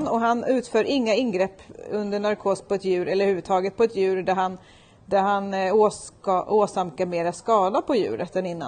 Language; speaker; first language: Swedish; native; Swedish